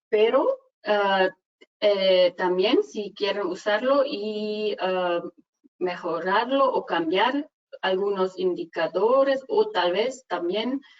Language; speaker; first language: Spanish; non-native, fluent; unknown